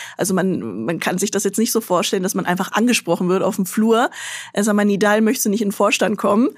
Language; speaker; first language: German; early bilingual, other home language; Arabic